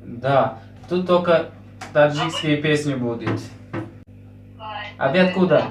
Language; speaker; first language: Russian; non-native, local second language; Tajik